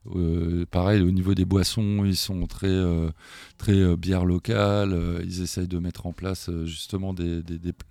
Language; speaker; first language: French; non-native, fluent; German